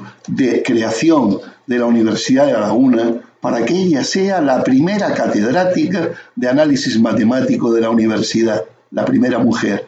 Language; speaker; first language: Spanish; native; Spanish